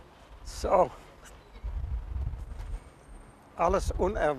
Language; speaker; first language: German; non-native, fluent; Dutch